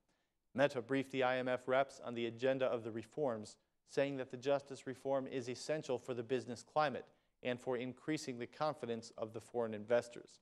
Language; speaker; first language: English; non-native, fluent; Albanian